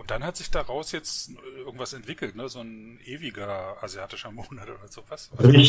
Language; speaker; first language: German; native; German